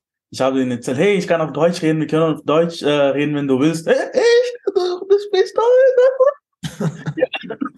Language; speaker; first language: German; non-native, fluent; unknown